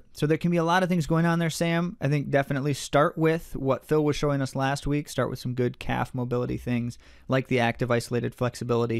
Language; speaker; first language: English; native; English